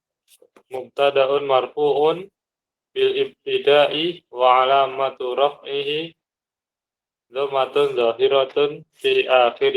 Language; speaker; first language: Arabic; non-native, learner; Indonesian